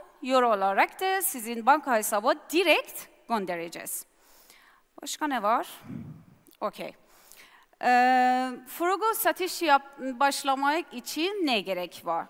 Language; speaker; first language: Turkish; non-native, learner; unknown